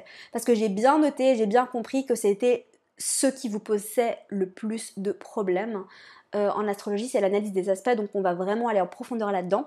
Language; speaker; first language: French; native; French